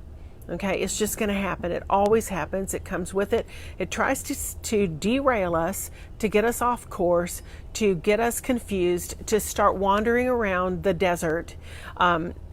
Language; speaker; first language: English; native; English